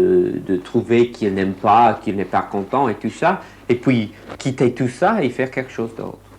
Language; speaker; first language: French; non-native, learner; English